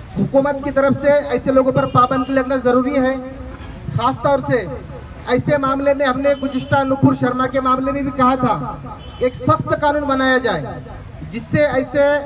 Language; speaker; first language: Urdu; native; Urdu